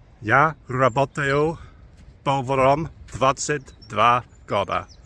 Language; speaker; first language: Russian; non-native, learner; English